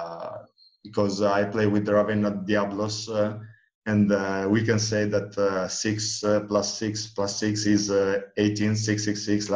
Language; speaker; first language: English; non-native, fluent; Italian